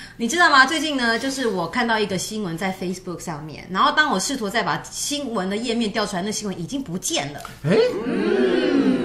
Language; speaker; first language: Chinese; native; Chinese